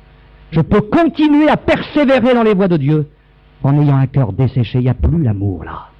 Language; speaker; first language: French; native; French